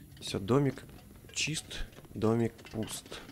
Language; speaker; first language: Russian; native; Russian